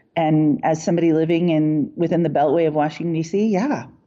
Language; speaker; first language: English; native; English